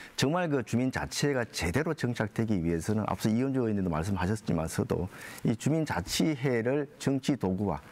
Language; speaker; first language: Korean; native; Korean